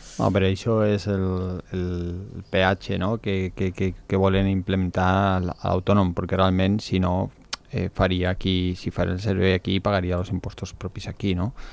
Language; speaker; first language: Catalan; non-native, local second language; Spanish